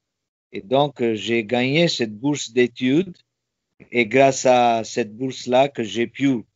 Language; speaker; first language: French; non-native, fluent; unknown